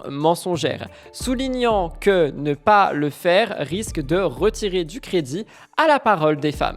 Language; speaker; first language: French; native; French